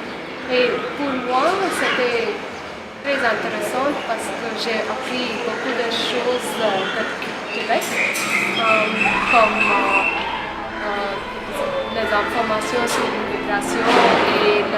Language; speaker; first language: French; non-native, fluent; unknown